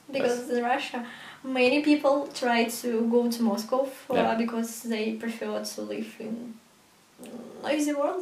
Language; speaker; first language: English; non-native, learner; Russian